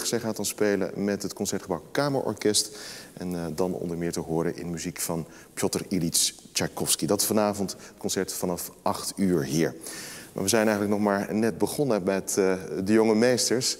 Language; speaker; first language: Dutch; native; Dutch